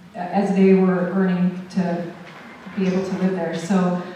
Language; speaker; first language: English; native; English